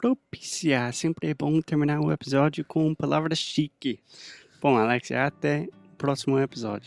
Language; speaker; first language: Portuguese; non-native, fluent; English